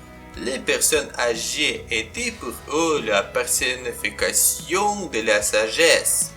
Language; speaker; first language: French; non-native, fluent; Ukrainian